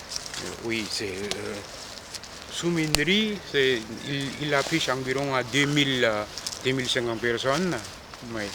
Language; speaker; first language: French; non-native, fluent; Korean